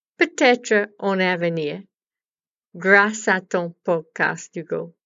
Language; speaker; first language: French; non-native, learner; English